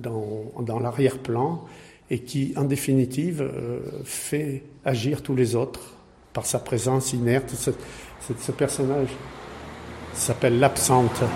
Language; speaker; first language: French; native; French